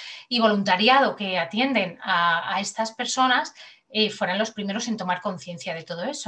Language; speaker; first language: Spanish; native; Spanish